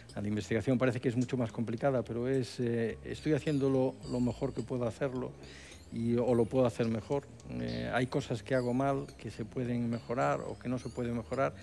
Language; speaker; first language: Spanish; native; Spanish